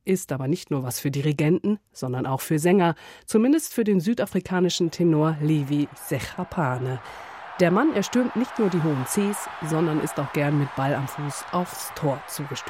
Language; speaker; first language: German; native; German